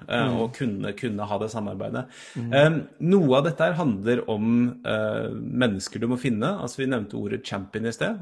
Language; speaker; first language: Norwegian; native; Norwegian